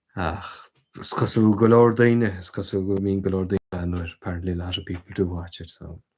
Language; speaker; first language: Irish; native; Irish